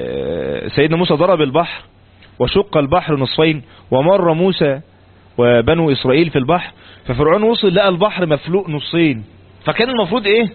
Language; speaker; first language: Arabic; native; Arabic